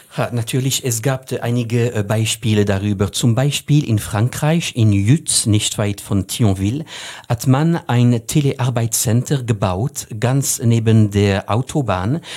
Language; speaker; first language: German; non-native, fluent; French